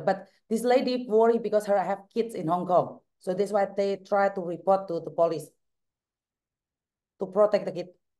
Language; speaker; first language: English; non-native, learner; Javanese